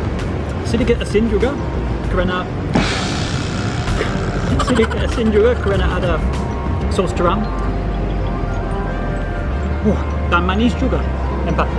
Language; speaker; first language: Indonesian; non-native, learner; English